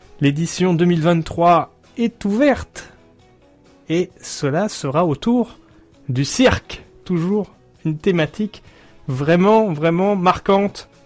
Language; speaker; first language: French; native; French